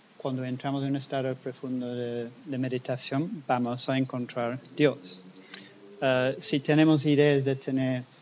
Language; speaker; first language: Spanish; non-native, fluent; English